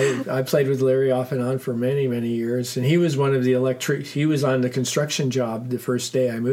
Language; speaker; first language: English; native; English